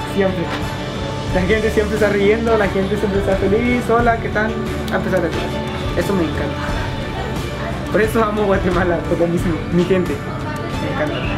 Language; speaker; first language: Spanish; native; Spanish